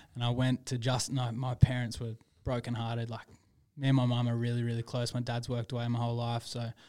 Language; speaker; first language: English; native; English